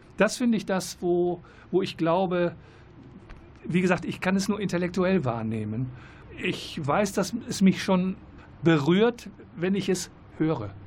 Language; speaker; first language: German; native; German